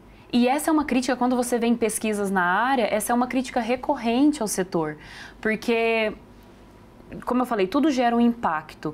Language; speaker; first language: Portuguese; native; Portuguese